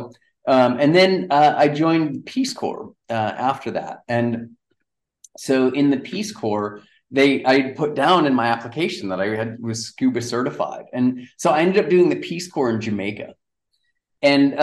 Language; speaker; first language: English; native; English